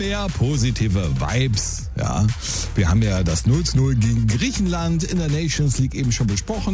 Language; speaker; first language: German; native; German